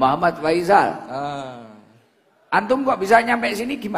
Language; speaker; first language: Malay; non-native, local second language; Javanese